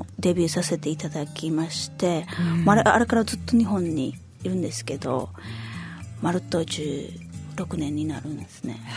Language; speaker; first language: Japanese; early bilingual, heritage; Spanish